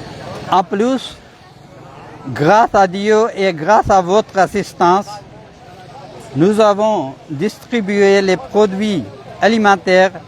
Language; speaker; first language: French; non-native, fluent; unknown